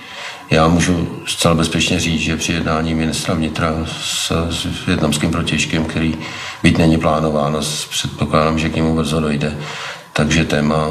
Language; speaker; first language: Czech; native; Czech